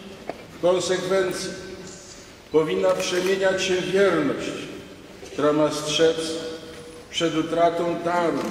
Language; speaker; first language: Polish; native; Polish